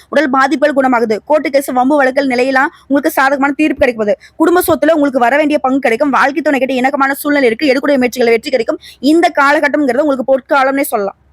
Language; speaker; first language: Tamil; native; Tamil